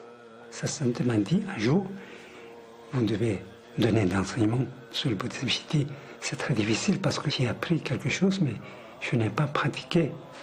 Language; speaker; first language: French; non-native, fluent; Tibetan